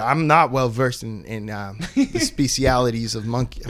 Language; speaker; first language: English; native; English